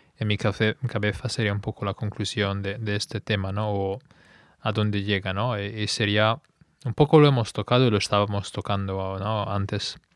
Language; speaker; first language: Spanish; non-native, fluent; Italian